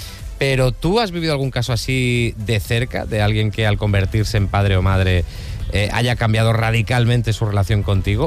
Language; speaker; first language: Spanish; native; Spanish